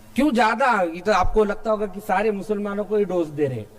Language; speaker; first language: Hindi; non-native, local second language; Marathi